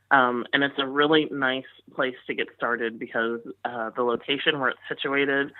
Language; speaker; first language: English; native; English